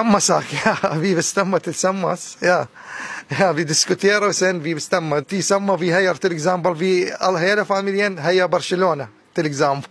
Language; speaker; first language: Swedish; non-native, learner; Arabic